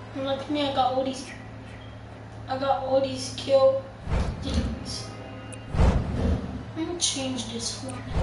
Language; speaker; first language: English; native; English